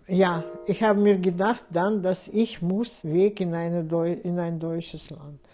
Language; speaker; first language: German; non-native, fluent; Russian